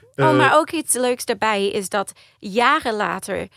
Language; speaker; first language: Dutch; early bilingual, heritage; Dutch